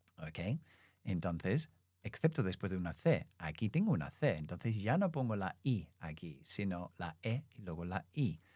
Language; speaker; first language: Spanish; non-native, fluent; English